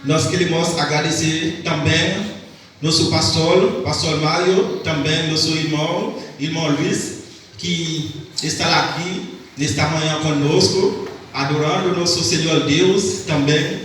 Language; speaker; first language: Portuguese; non-native, learner; Haitian Creole